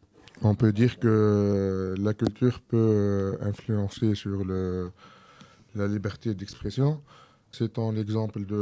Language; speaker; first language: French; non-native, local second language; Arabic